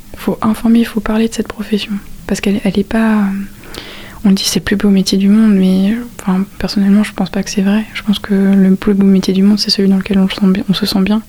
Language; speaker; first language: French; native; French